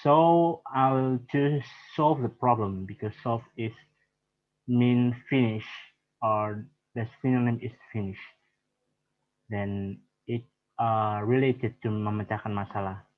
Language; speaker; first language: English; non-native, learner; Indonesian